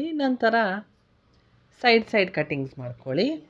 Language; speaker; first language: Kannada; native; Kannada